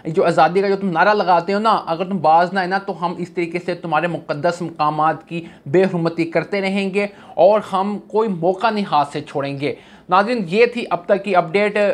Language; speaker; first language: Urdu; native; Urdu